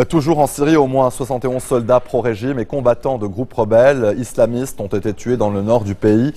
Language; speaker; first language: French; non-native, local second language; Arabic